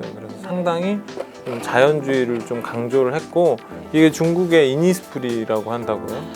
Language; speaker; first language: Korean; native; Korean